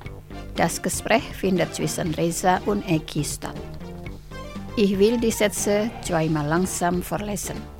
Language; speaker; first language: German; non-native, fluent; Indonesian